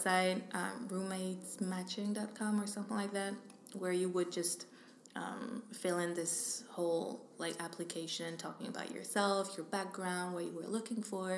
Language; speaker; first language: English; non-native, fluent; French